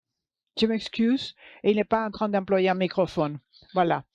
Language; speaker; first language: French; non-native, learner; English